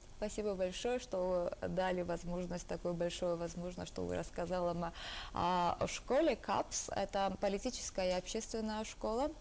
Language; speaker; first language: Russian; non-native, local second language; Georgian